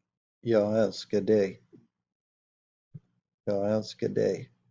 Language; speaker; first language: Swedish; non-native, learner; English